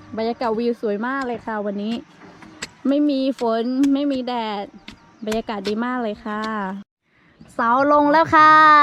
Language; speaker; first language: Thai; non-native, local second language; Lahu